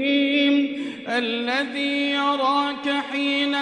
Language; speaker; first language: Arabic; native; Arabic